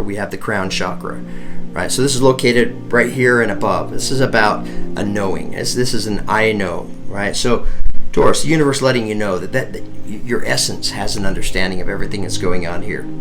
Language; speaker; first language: English; native; English